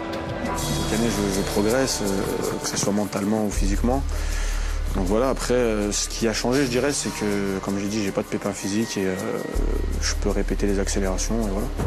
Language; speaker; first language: French; native; French